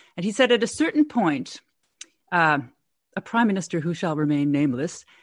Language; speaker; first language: English; native; English